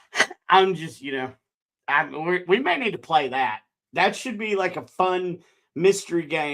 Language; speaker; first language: English; native; English